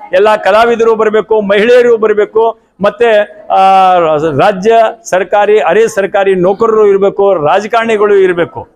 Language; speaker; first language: Kannada; non-native, local second language; Lambadi